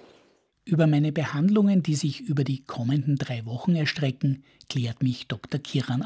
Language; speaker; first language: German; native; German